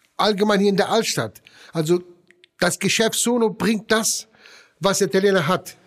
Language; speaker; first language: German; early bilingual, other home language; Italian